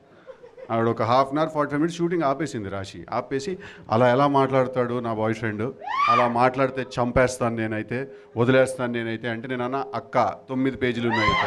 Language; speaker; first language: Telugu; native; Telugu